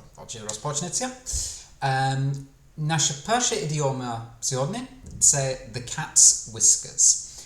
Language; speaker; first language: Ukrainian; non-native, fluent; English